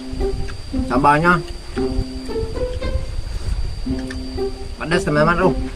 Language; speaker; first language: Indonesian; non-native, local second language; Sundanese